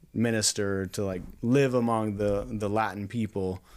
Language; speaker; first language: English; native; English